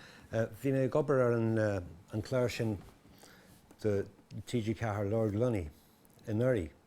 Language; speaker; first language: Irish; non-native, local second language; English